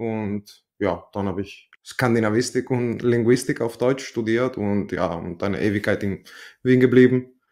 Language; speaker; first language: German; non-native, fluent; Italian